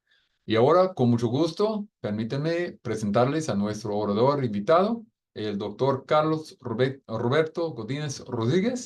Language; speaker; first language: Spanish; non-native, fluent; English